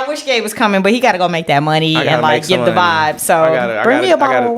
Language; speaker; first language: English; native; English